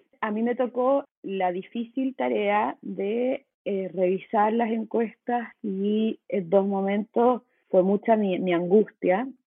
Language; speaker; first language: Spanish; native; Spanish